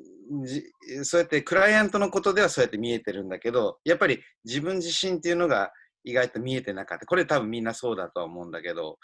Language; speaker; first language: Japanese; native; Japanese